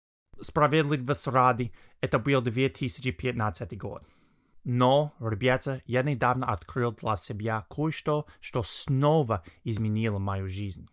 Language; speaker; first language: Russian; non-native, fluent; English